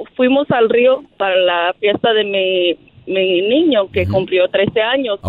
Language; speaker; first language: Spanish; early bilingual, heritage; Spanish